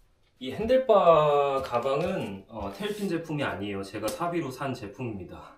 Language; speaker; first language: Korean; native; Korean